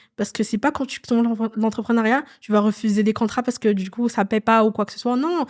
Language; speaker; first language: French; non-native, local second language; Malagasy